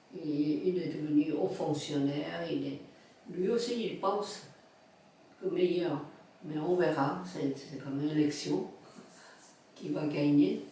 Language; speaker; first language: French; non-native, fluent; Korean